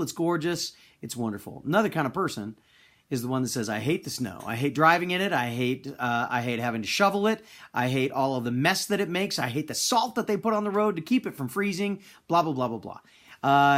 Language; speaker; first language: English; native; English